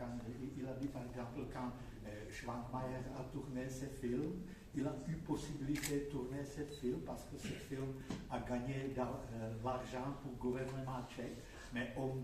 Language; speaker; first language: French; non-native, fluent; Czech